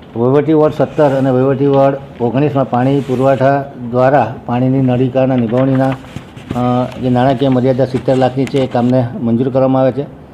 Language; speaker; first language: Gujarati; native; Gujarati